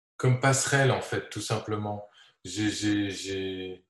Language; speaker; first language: French; native; French